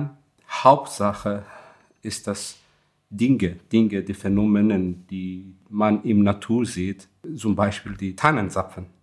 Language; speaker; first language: German; non-native, fluent; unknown